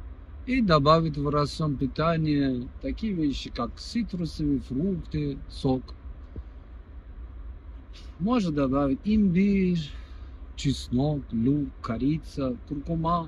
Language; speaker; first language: Russian; non-native, fluent; Persian